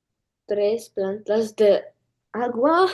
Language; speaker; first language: Spanish; non-native, learner; English